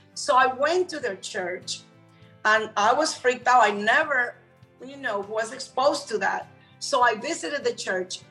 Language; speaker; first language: English; non-native, fluent; Spanish